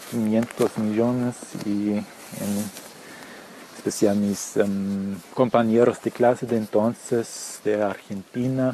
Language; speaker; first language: Spanish; early bilingual, heritage; Spanish